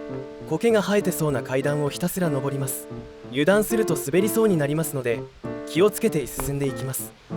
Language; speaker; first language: Japanese; native; Japanese